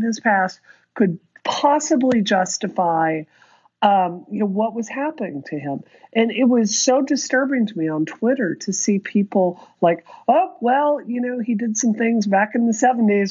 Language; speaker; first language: English; native; English